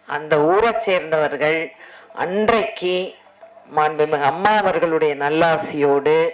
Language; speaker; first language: Tamil; native; Tamil